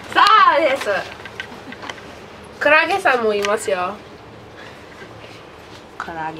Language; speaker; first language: Japanese; non-native, fluent; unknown